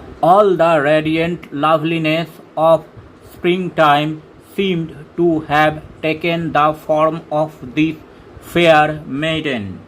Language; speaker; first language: English; non-native, local second language; Bangla